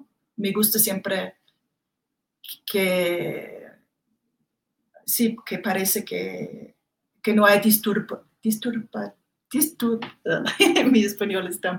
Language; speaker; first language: Spanish; non-native, fluent; German